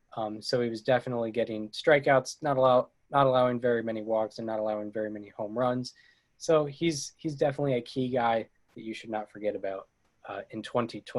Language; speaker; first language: English; native; English